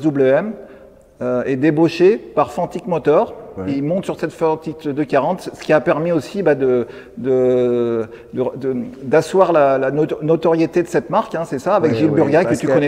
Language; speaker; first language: French; native; French